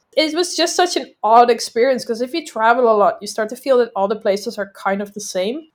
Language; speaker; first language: English; non-native, fluent; Dutch